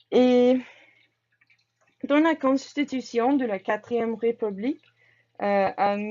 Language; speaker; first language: French; non-native, learner; English